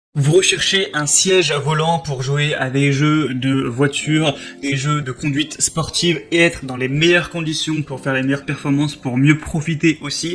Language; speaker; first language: French; native; French